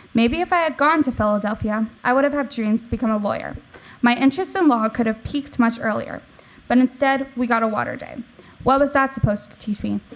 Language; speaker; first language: English; native; English